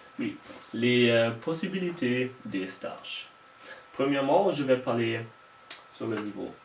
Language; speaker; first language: French; non-native, learner; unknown